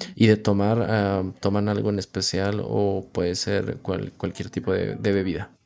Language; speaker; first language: Spanish; native; Spanish